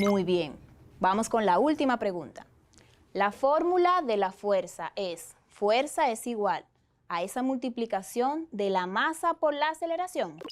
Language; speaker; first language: Spanish; native; Spanish